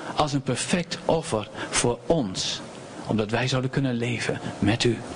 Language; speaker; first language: Dutch; native; Dutch